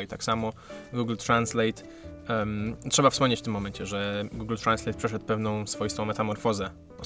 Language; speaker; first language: Polish; native; Polish